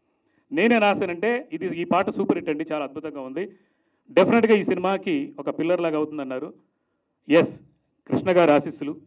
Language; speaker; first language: Telugu; native; Telugu